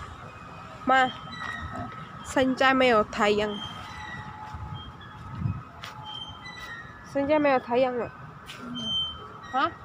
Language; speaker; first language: Chinese; non-native, learner; Indonesian